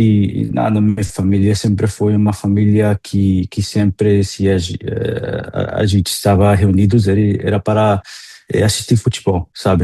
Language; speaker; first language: Portuguese; non-native, fluent; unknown